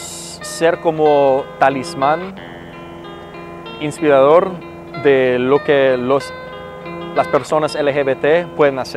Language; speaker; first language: Spanish; non-native, fluent; English